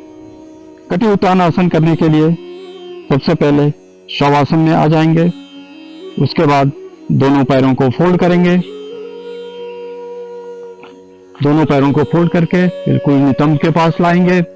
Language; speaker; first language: Hindi; native; Hindi